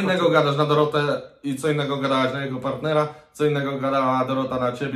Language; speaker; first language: Polish; native; Polish